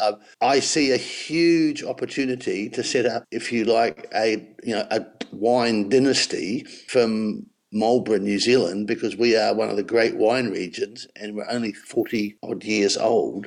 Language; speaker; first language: English; native; English